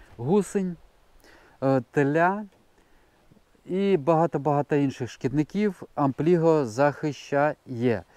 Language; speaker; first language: Ukrainian; non-native, local second language; Russian